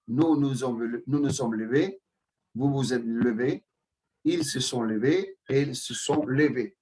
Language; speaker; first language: French; non-native, fluent; Spanish